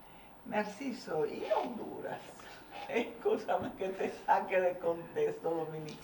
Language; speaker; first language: Spanish; native; Spanish